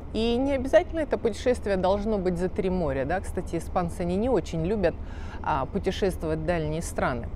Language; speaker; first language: Russian; native; Russian